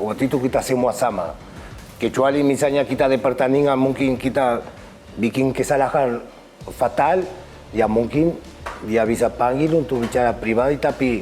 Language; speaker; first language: Indonesian; non-native, fluent; Spanish